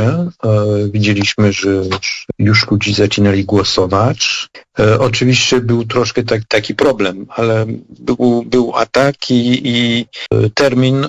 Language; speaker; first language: Polish; non-native, fluent; French